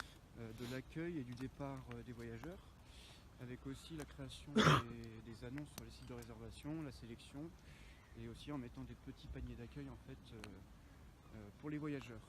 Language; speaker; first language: French; native; French